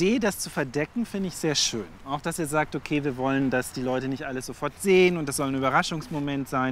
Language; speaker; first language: German; native; German